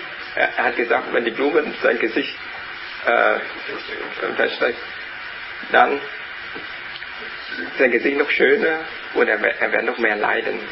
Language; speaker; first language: German; non-native, learner; Vietnamese